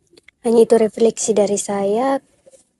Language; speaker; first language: Indonesian; native; Indonesian